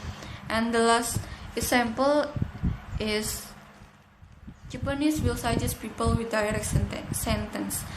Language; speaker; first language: English; non-native, learner; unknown